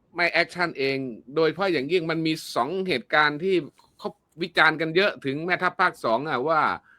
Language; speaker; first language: Thai; native; Thai